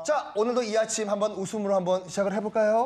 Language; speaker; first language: Korean; native; Korean